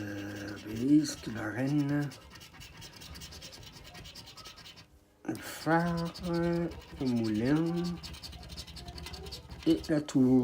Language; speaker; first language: French; native; French